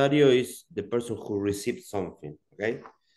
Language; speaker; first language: English; non-native, learner; Spanish